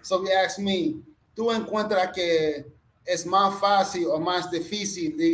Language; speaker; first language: Spanish; non-native, fluent; English